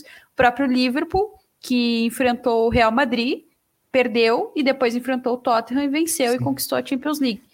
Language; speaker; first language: Portuguese; native; Portuguese